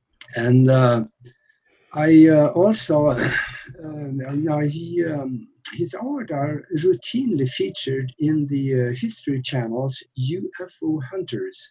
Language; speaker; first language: English; non-native, fluent; Norwegian